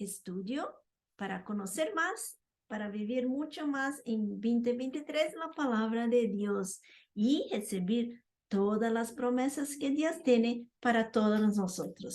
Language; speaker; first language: Spanish; non-native, fluent; Portuguese